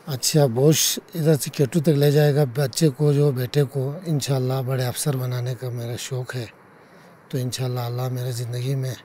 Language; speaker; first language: Urdu; non-native, local second language; Balti